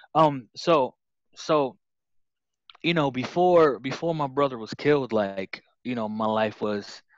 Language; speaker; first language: English; native; English